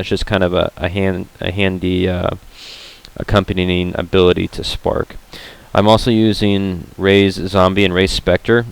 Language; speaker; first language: English; native; English